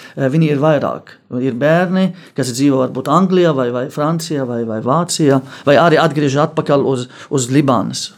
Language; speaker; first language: Latvian; non-native, fluent; Arabic